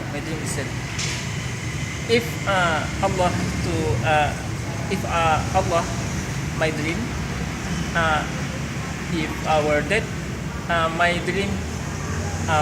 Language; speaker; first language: English; non-native, learner; Indonesian